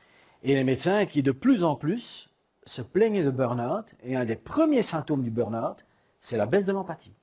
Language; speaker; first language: French; native; French